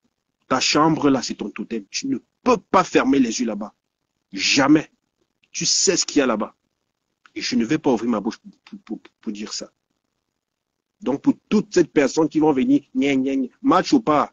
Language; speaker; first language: French; native; French